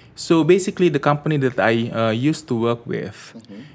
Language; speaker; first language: English; early bilingual, other home language; Indonesian